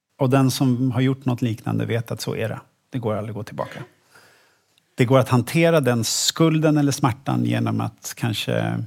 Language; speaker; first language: Swedish; native; Swedish